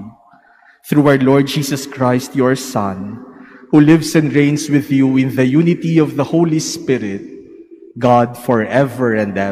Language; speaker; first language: English; non-native, local second language; Filipino